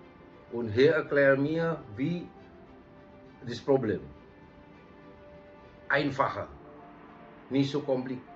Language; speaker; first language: German; non-native, learner; Indonesian